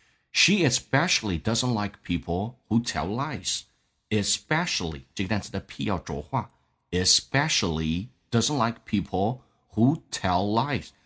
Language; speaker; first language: English; non-native, fluent; Chinese